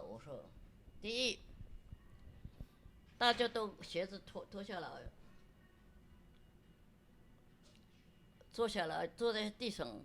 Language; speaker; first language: Chinese; non-native, local second language; Wu Chinese